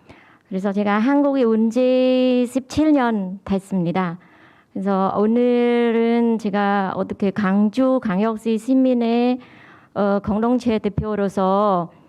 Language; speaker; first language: Korean; non-native, learner; Khmer